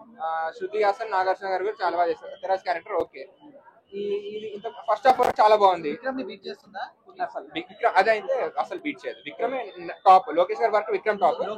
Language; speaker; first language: Telugu; native; Telugu